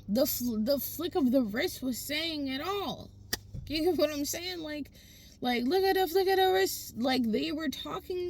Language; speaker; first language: English; native; English